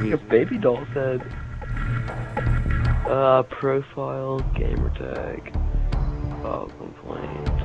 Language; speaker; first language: English; native; English